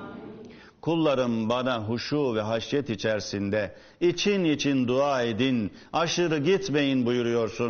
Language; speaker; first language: Turkish; native; Turkish